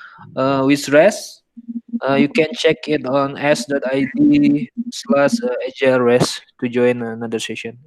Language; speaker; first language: English; non-native, learner; Indonesian